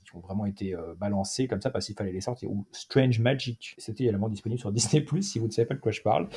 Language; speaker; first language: French; native; French